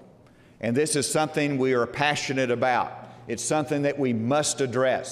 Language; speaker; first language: English; native; English